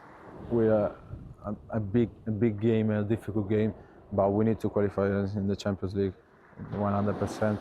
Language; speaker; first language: English; non-native, learner; Italian